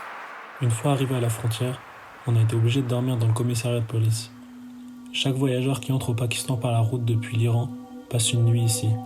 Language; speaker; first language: French; native; French